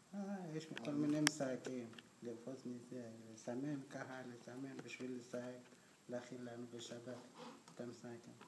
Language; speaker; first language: Hebrew; non-native, fluent; Amharic